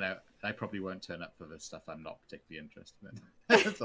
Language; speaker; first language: English; native; English